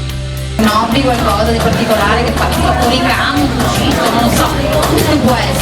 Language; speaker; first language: Italian; native; Italian